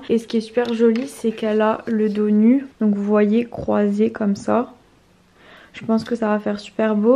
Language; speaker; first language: French; native; French